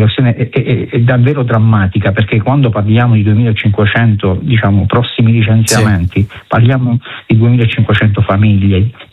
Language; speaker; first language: Italian; native; Italian